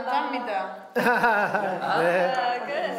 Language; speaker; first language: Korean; non-native, learner; English